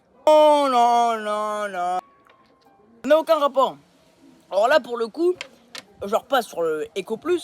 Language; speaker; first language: French; native; French